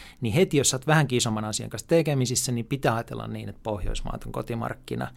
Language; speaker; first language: Finnish; native; Finnish